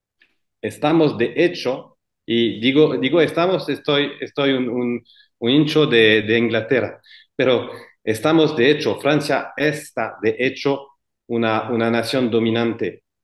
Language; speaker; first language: Spanish; non-native, fluent; French